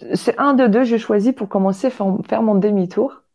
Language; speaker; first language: French; non-native, fluent; Polish